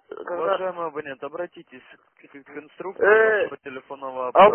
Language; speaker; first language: Russian; native; Russian